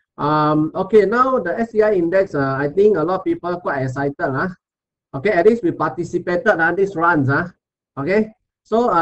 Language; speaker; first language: English; non-native, local second language; Chinese